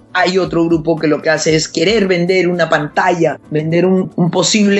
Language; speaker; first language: Spanish; native; Spanish